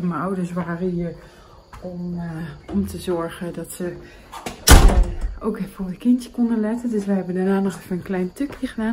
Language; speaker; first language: Dutch; native; Dutch